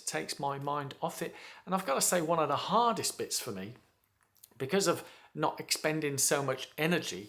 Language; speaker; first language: English; native; English